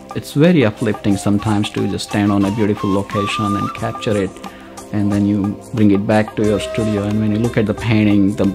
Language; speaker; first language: English; non-native, local second language; Gujarati